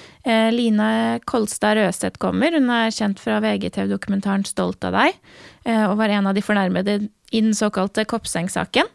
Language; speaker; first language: Norwegian; native; Norwegian